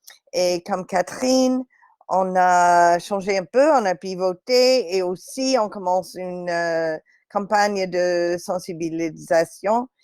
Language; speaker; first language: French; non-native, fluent; English